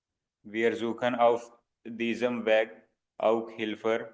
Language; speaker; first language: German; non-native, learner; Hindi